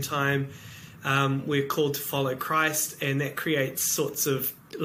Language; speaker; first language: English; native; English